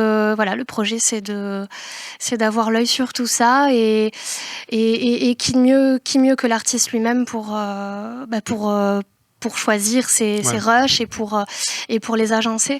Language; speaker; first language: French; native; French